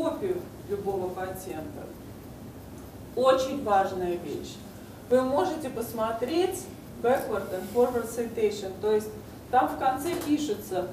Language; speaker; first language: Russian; native; Russian